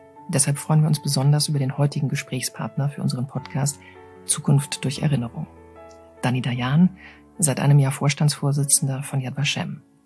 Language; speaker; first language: German; native; German